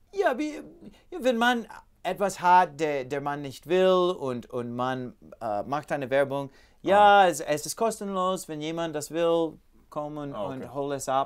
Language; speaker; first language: German; non-native, learner; English